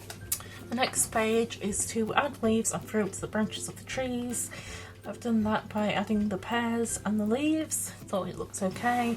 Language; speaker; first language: English; native; English